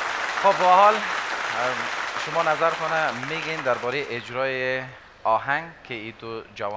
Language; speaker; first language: Persian; native; Persian